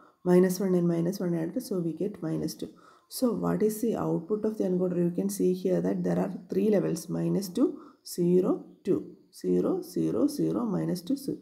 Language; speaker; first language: English; non-native, local second language; Malayalam